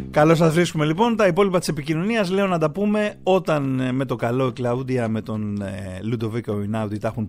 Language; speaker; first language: Greek; native; Greek